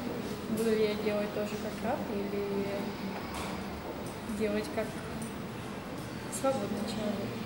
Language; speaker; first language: Russian; native; Russian